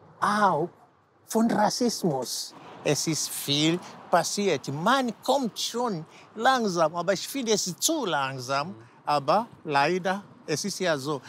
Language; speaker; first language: German; non-native, fluent; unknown